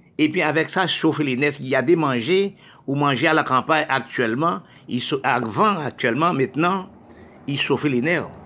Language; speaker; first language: French; non-native, local second language; Haitian Creole